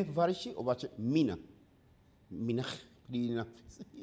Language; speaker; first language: Bulgarian; non-native, learner; Spanish